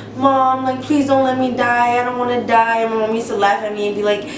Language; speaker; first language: English; native; English